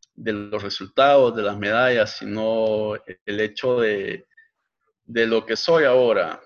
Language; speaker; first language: Spanish; native; Spanish